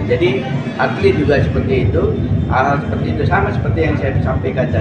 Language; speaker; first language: Indonesian; native; Indonesian